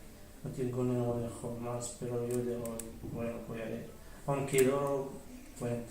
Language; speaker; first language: Spanish; early bilingual, other home language; Arabic